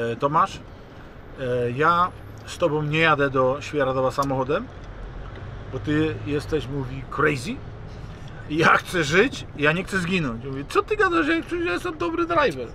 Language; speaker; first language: Polish; native; Polish